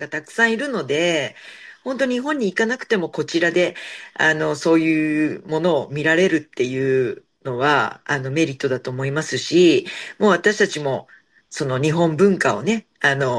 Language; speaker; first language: Japanese; native; Japanese